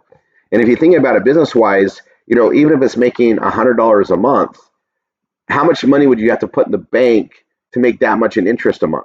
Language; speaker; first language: English; native; English